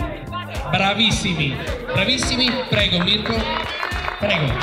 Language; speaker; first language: Italian; native; Italian